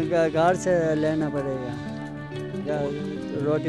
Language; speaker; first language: Hindi; non-native, local second language; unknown